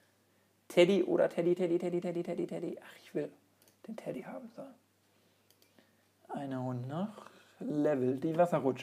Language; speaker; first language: German; native; German